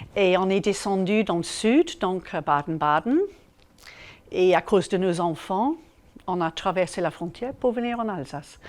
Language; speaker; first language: French; non-native, fluent; English